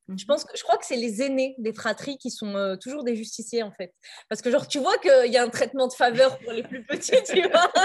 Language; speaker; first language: French; native; French